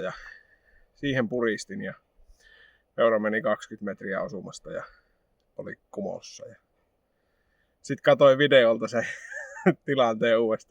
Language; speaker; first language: Finnish; native; Finnish